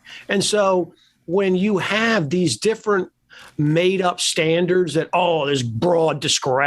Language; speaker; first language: English; native; English